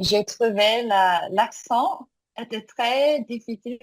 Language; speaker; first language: French; non-native, learner; Korean